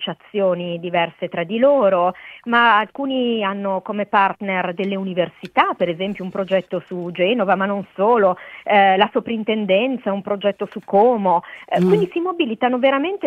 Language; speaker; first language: Italian; native; Italian